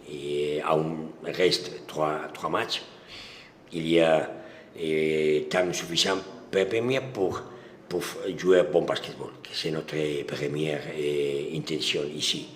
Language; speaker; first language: French; non-native, learner; Spanish